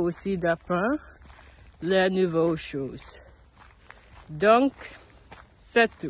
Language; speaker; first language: French; non-native, learner; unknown